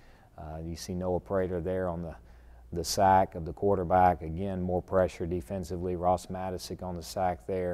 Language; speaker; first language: English; native; English